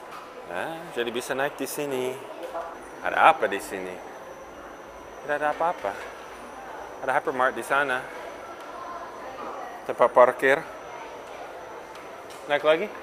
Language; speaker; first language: Indonesian; non-native, fluent; English